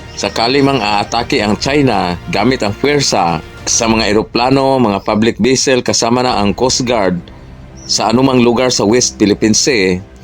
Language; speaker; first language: Filipino; non-native, local second language; Cebuano